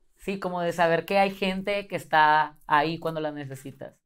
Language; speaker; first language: Spanish; native; Spanish